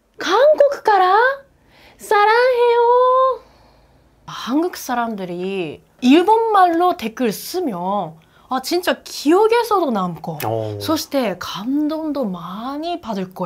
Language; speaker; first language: Korean; non-native, fluent; Japanese